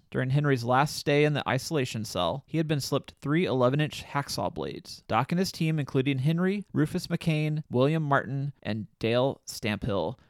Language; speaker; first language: English; native; English